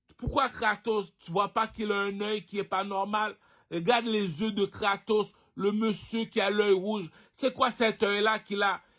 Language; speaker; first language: French; non-native, local second language; Haitian Creole